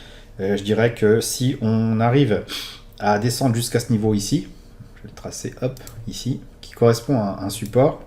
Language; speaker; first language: French; native; French